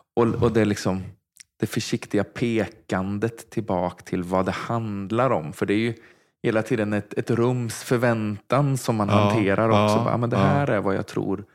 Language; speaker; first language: Swedish; native; Swedish